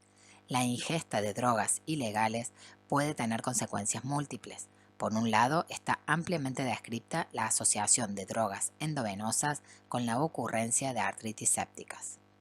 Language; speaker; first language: Spanish; native; Spanish